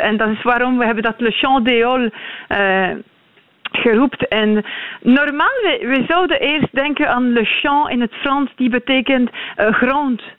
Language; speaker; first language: Dutch; non-native, learner; French